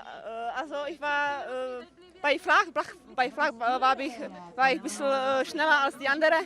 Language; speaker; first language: German; non-native, fluent; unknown